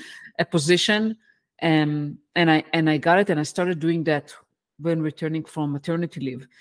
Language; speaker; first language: English; non-native, fluent; Hebrew